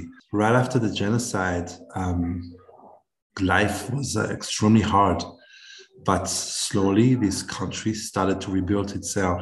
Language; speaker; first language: English; non-native, local second language; Kinyarwanda